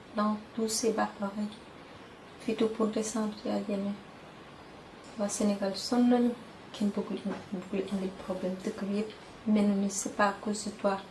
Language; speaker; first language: Wolof; non-native, local second language; Jola-Fonyi